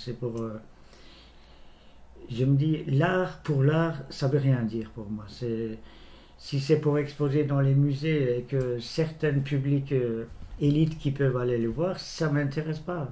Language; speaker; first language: French; early bilingual, other home language; Turkish